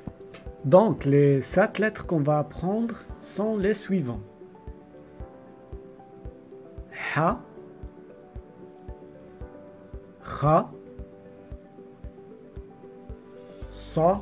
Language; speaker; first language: French; non-native, local second language; Arabic